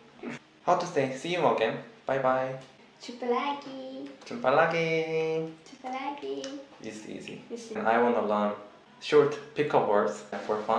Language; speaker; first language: English; non-native, learner; Korean